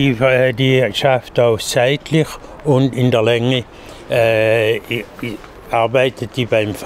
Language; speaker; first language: German; non-native, fluent; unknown